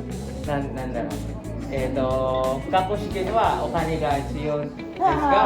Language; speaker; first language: Japanese; non-native, learner; Filipino